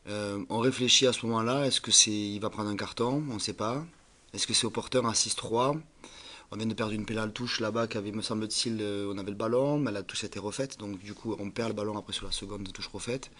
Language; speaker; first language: French; native; French